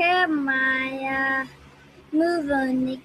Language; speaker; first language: English; non-native, learner; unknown